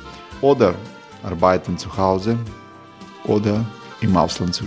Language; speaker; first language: German; non-native, learner; Croatian